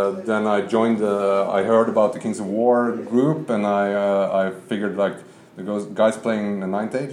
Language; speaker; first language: English; non-native, fluent; Norwegian